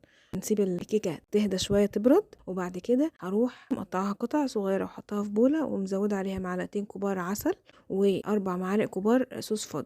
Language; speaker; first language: Arabic; native; Arabic